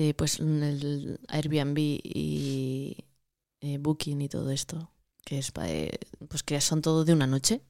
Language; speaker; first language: Spanish; native; Spanish